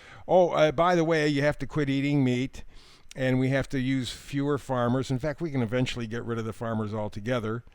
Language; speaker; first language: English; native; English